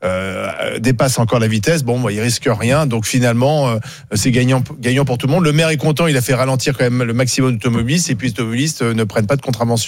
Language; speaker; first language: French; native; French